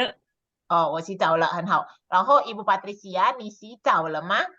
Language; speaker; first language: Chinese; non-native, fluent; Indonesian